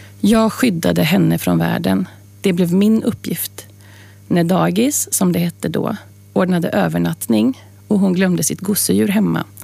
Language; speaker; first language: Swedish; native; Swedish